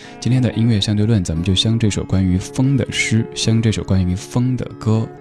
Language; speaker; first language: Chinese; native; Chinese